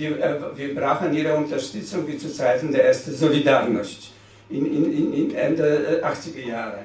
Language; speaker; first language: German; non-native, fluent; Polish